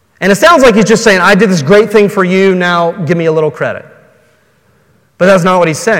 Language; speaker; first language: English; native; English